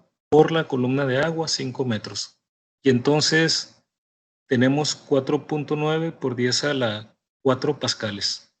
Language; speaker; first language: Spanish; native; Spanish